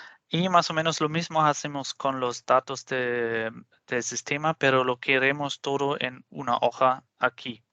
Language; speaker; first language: Spanish; non-native, fluent; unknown